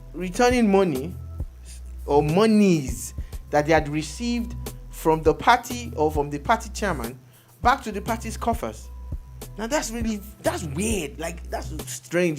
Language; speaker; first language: English; non-native, local second language; Yoruba